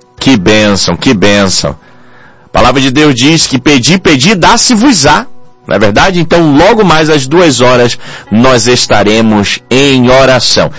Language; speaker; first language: Portuguese; native; Portuguese